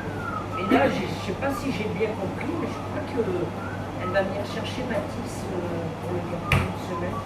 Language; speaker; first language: French; native; French